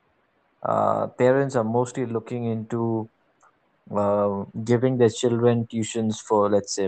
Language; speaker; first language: English; non-native, local second language; Malayalam